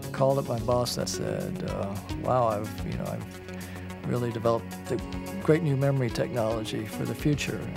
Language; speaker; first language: English; native; English